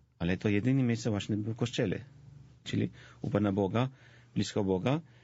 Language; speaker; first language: Polish; non-native, fluent; Georgian